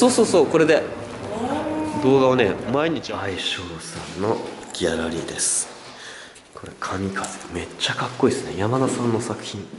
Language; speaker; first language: Japanese; native; Japanese